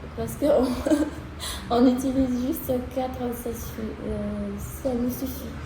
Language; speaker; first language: French; non-native, learner; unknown